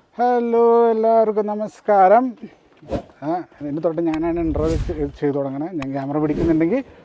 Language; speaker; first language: Malayalam; native; Malayalam